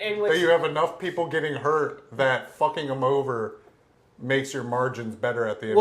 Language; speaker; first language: English; native; English